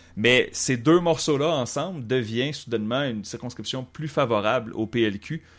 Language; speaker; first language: French; native; French